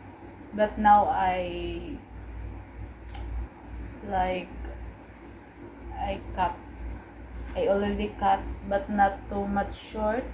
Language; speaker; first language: English; non-native, learner; Cebuano